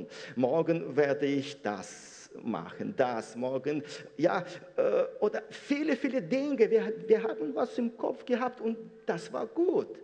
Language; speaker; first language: German; non-native, fluent; Russian